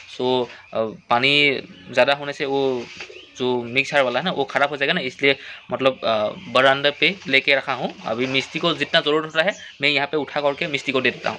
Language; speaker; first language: Hindi; non-native, local second language; Assamese